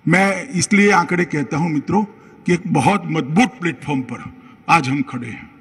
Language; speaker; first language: Hindi; non-native, local second language; Gujarati